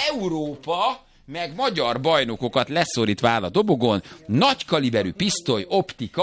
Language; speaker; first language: Hungarian; native; Hungarian